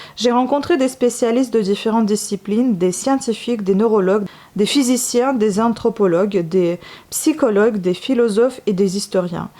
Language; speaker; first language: French; non-native, fluent; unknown